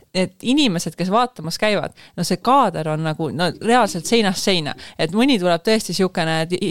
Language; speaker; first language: Estonian; native; Estonian